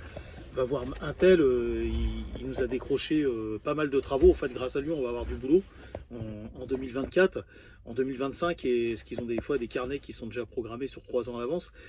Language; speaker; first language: French; native; French